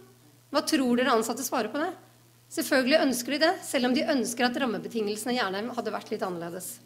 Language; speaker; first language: Norwegian; native; Norwegian